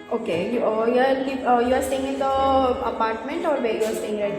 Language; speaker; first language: English; non-native, learner; Hindi